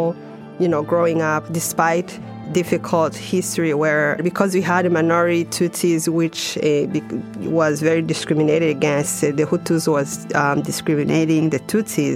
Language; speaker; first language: English; non-native, local second language; Kinyarwanda